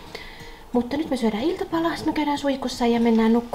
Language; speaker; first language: Finnish; native; Finnish